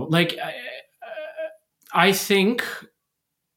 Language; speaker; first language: English; native; English